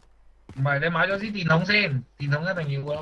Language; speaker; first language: Chinese; native; Chinese